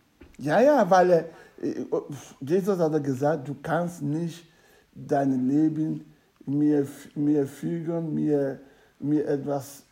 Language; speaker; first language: German; non-native, learner; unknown